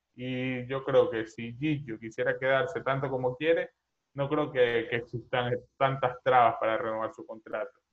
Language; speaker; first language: Spanish; native; Spanish